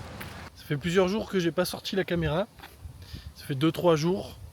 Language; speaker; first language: French; native; French